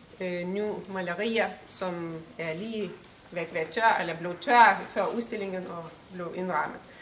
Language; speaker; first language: Danish; non-native, fluent; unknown